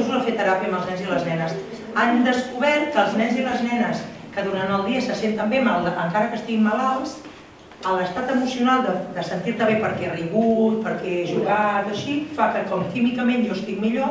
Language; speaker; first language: Catalan; native; Catalan